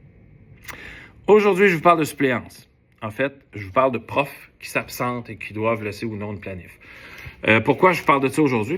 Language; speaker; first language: French; native; French